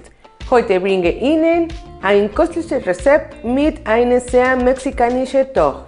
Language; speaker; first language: German; non-native, learner; Spanish